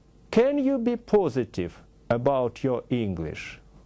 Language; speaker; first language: English; non-native, fluent; Russian